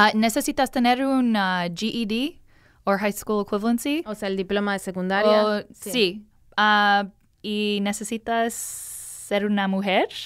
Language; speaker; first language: Spanish; non-native, learner; English